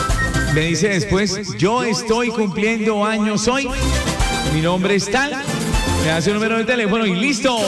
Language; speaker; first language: Spanish; native; Spanish